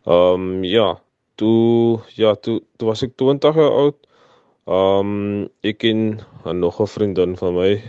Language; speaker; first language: Afrikaans; native; Afrikaans